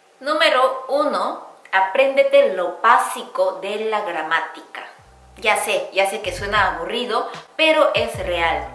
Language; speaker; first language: Spanish; non-native, fluent; Korean